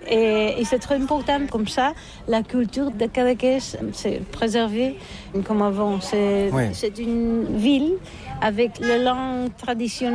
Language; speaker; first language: French; non-native, learner; Catalan